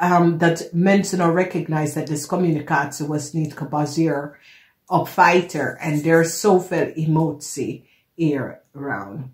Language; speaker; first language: Dutch; non-native, fluent; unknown